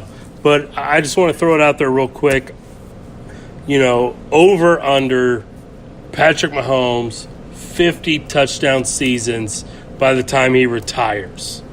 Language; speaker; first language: English; native; English